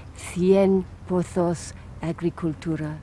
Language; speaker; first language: Spanish; non-native, fluent; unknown